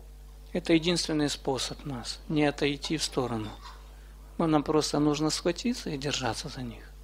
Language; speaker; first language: Russian; native; Russian